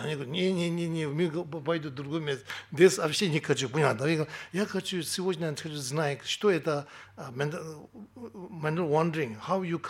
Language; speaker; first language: Russian; non-native, learner; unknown